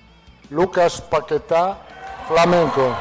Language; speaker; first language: Portuguese; non-native, fluent; Italian